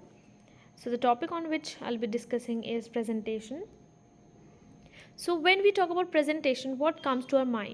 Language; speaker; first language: English; non-native, fluent; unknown